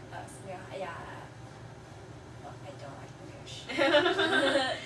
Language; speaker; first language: English; non-native, learner; Chinese